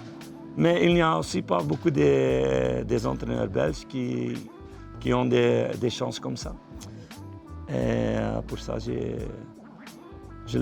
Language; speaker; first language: French; non-native, local second language; Dutch